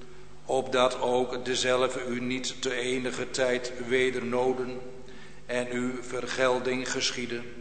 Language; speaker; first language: Dutch; native; Dutch